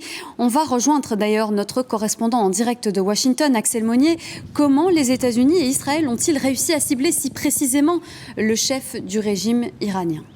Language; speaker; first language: French; native; French